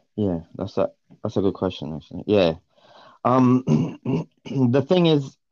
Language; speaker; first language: English; non-native, fluent; Portuguese